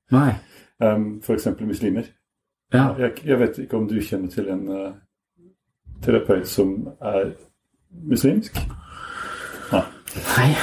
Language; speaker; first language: Norwegian; non-native, fluent; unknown